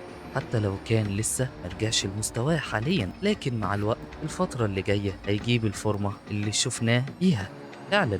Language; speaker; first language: Arabic; native; Arabic